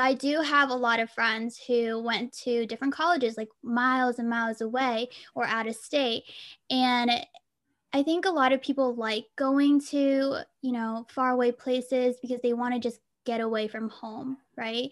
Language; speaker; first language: English; native; English